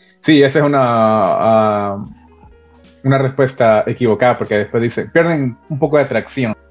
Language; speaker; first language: Spanish; early bilingual, heritage; Spanish